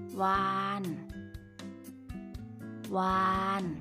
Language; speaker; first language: Thai; native; Thai